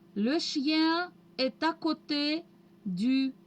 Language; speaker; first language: French; non-native, fluent; Russian